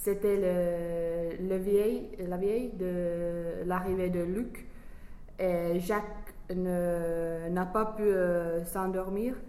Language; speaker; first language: French; non-native, fluent; English